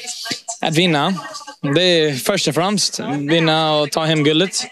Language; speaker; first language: Swedish; early bilingual, heritage; English